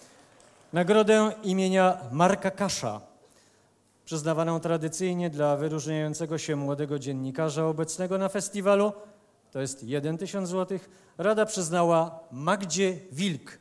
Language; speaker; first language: Polish; native; Polish